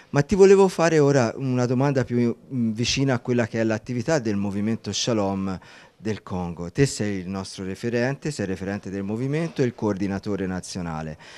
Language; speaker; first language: Italian; native; Italian